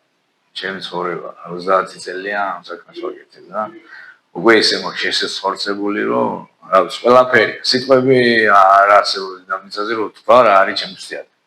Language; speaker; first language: Georgian; native; Georgian